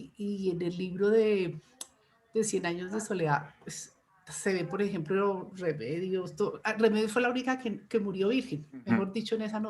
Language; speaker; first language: Spanish; native; Spanish